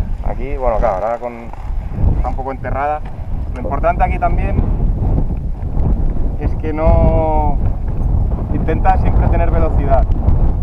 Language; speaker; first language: Spanish; native; Spanish